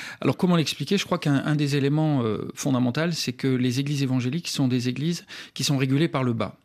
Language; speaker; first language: French; native; French